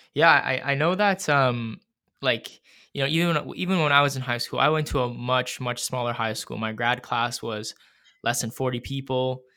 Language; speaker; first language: English; native; English